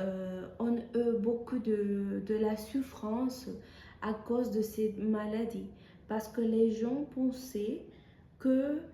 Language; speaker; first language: French; non-native, fluent; Spanish